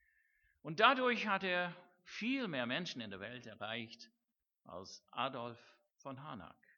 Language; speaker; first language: German; non-native, fluent; English